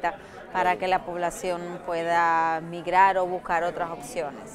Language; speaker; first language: Spanish; native; Spanish